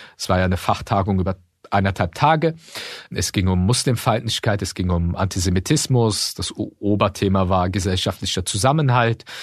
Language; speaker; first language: German; early bilingual, other home language; Turkish